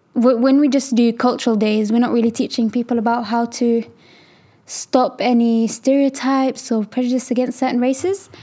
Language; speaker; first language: English; native; English